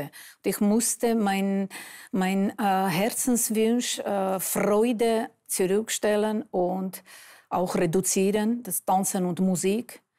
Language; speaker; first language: German; non-native, fluent; Armenian